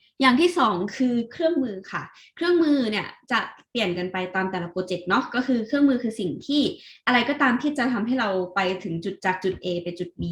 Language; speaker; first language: Thai; native; Thai